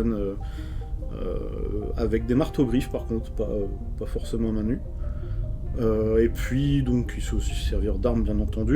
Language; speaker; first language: French; native; French